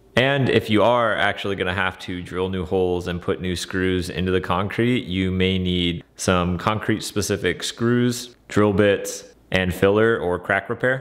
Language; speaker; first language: English; native; English